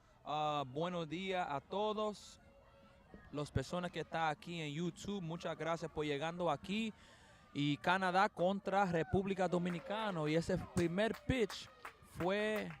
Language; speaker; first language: Spanish; non-native, learner; English